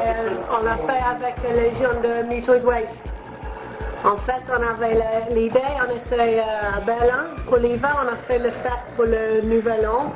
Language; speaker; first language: French; non-native, learner; English